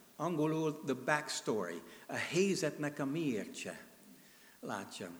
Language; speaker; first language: Hungarian; non-native, fluent; English